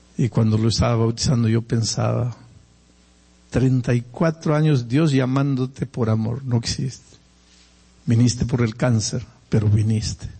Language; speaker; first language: Spanish; native; Spanish